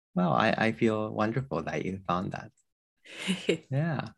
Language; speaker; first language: English; non-native, fluent; Japanese